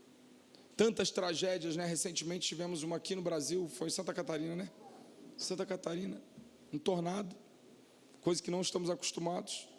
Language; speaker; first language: Portuguese; native; Portuguese